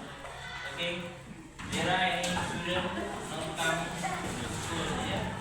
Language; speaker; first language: English; non-native, learner; Indonesian